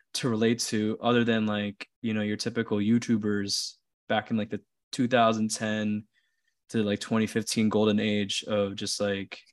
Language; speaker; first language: English; early bilingual, other home language; Filipino